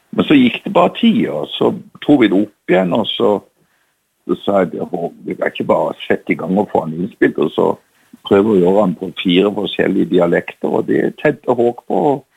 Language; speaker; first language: Norwegian; native; Norwegian